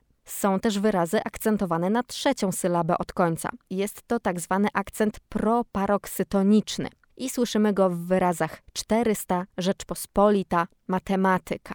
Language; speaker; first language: Polish; native; Polish